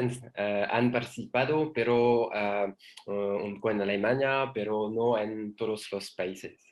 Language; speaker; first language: Spanish; non-native, learner; French